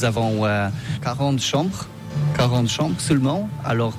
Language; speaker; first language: French; non-native, learner; Polish